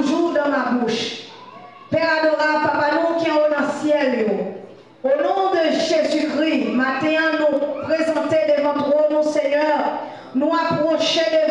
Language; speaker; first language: French; non-native, local second language; Haitian Creole